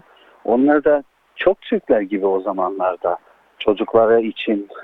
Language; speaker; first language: Turkish; early bilingual, heritage; Turkish